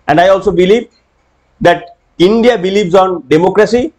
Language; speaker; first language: English; non-native, local second language; Bangla